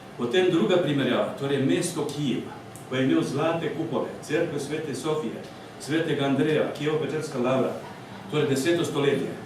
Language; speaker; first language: Slovenian; non-native, fluent; Ukrainian